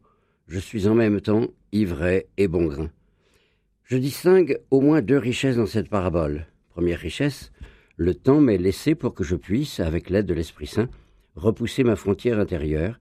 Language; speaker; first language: French; native; French